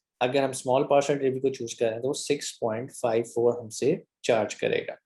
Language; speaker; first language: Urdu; native; Urdu